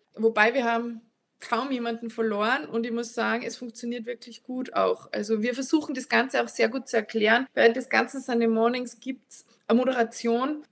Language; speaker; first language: German; native; German